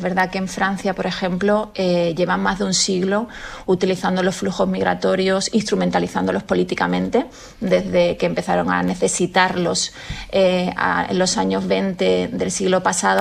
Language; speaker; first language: Spanish; native; Spanish